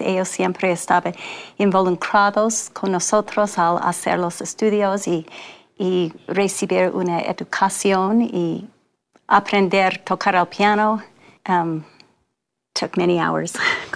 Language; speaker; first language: Spanish; non-native, fluent; English